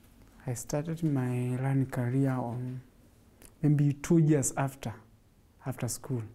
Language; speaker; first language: English; non-native, local second language; Kamba